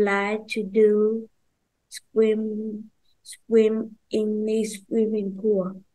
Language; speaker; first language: English; non-native, learner; Vietnamese